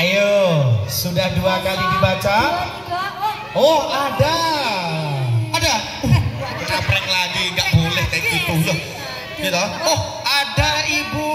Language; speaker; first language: Indonesian; non-native, local second language; Javanese